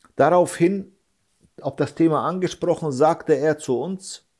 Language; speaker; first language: German; early bilingual, other home language; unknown